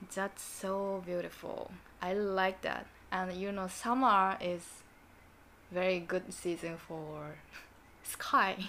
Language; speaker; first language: English; non-native, learner; Japanese